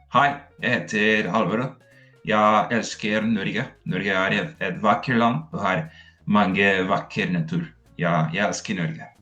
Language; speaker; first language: Norwegian; non-native, learner; Spanish